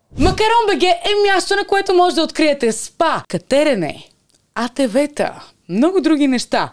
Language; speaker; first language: Bulgarian; native; Bulgarian